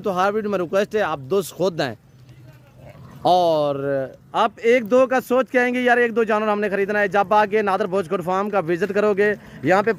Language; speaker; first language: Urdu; non-native, local second language; Saraiki